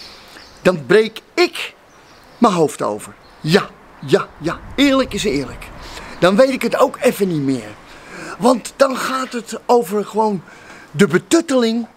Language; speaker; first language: Dutch; native; Dutch